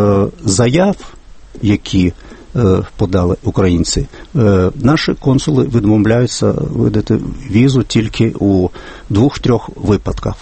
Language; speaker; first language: Ukrainian; non-native, fluent; Lithuanian